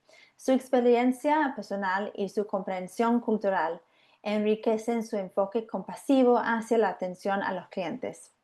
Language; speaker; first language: Spanish; non-native, fluent; English